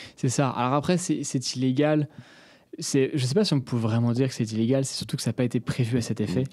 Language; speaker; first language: French; native; French